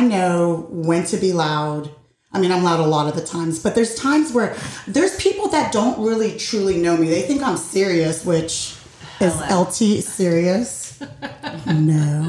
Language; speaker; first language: English; early bilingual, other home language; Spanish